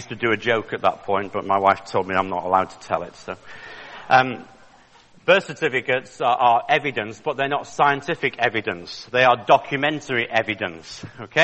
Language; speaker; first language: English; native; English